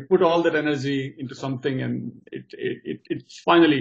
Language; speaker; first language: English; non-native, local second language; Hindi